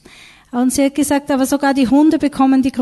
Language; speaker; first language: German; native; German